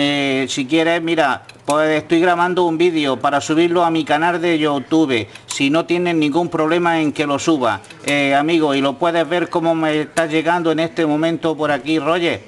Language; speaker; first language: Spanish; native; Spanish